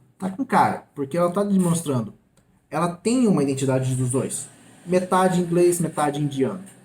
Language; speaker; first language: Portuguese; native; Portuguese